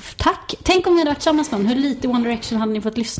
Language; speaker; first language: Swedish; native; Swedish